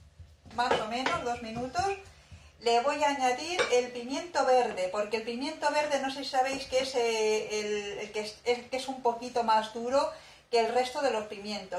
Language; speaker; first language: Spanish; native; Spanish